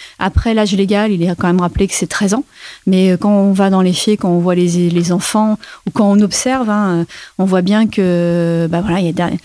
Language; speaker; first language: French; native; French